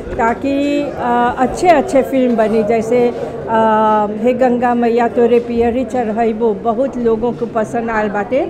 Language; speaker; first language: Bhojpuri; early bilingual, heritage; Bhojpuri